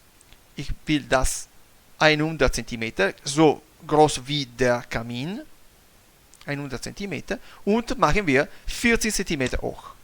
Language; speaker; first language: German; non-native, fluent; Italian